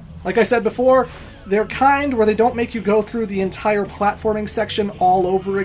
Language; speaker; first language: English; native; English